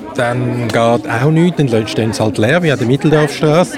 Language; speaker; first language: German; non-native, fluent; Persian